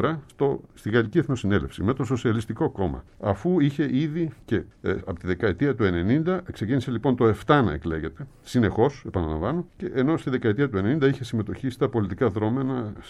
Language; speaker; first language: Greek; native; Greek